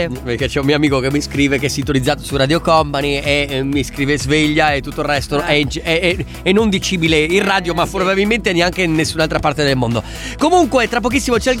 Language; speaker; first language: Italian; native; Italian